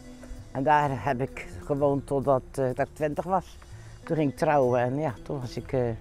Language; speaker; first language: Dutch; native; Dutch